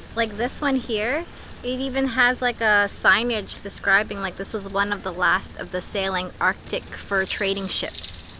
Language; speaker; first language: English; native; English